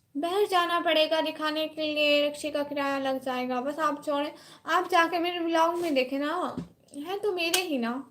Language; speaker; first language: Urdu; non-native, local second language; Saraiki